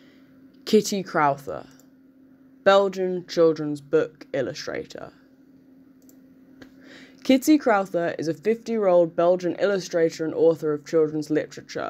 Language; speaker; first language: English; native; English